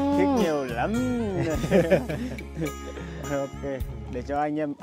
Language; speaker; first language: Vietnamese; non-native, learner; Portuguese